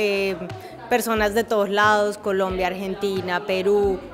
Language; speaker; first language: Spanish; native; Spanish